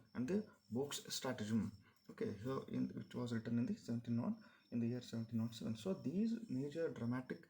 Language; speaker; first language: English; non-native, local second language; Kannada